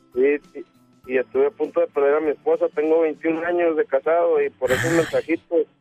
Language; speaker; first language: Spanish; native; Spanish